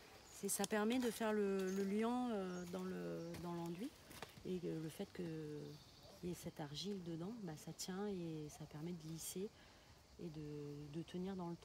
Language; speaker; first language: French; native; French